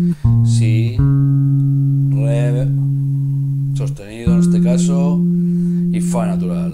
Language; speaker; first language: Spanish; native; Spanish